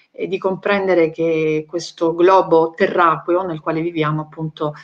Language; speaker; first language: Italian; native; Italian